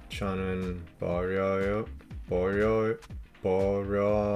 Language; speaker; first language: Korean; non-native, learner; English